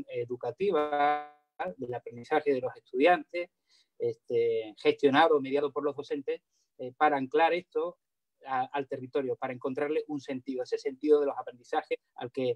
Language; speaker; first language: Spanish; native; Spanish